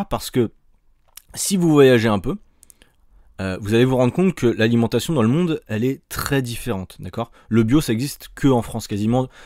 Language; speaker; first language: French; native; French